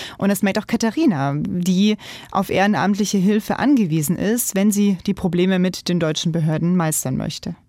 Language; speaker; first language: German; native; German